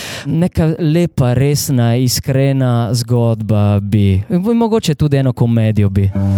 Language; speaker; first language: Slovenian; non-native, fluent; Italian